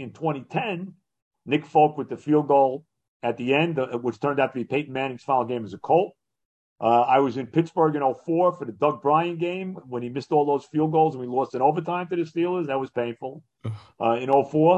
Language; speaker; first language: English; native; English